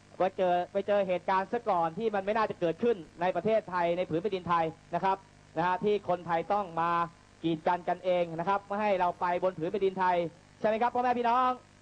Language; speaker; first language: Thai; native; Thai